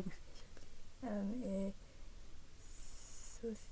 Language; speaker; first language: French; early bilingual, heritage; English